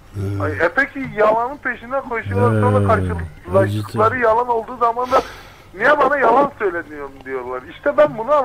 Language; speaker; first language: Turkish; native; Turkish